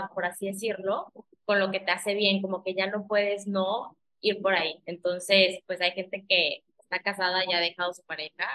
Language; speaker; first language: Spanish; early bilingual, heritage; Spanish